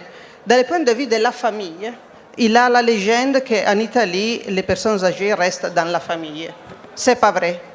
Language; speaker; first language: French; non-native, fluent; Italian